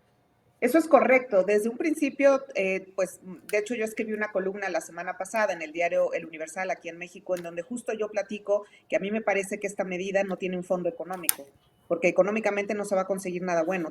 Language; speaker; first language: Spanish; native; Spanish